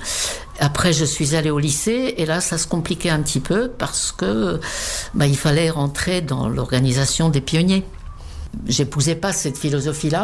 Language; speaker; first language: French; non-native, fluent; Czech